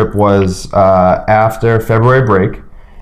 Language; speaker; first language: English; native; English